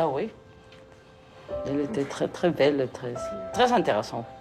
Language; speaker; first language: French; non-native, learner; Spanish